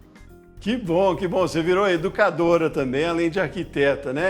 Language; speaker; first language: Portuguese; native; Portuguese